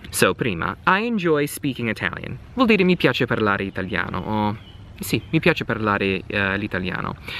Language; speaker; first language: Italian; non-native, fluent; English